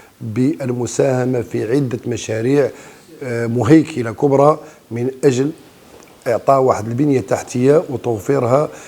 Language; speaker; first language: Arabic; native; Arabic